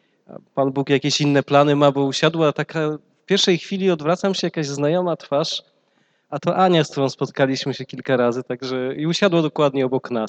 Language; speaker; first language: Polish; native; Polish